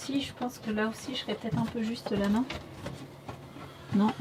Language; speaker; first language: French; native; French